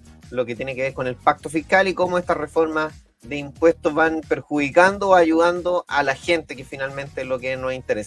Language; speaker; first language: Spanish; native; Spanish